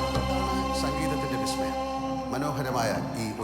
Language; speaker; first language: Malayalam; native; Malayalam